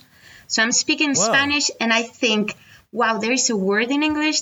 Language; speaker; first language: English; non-native, fluent; Spanish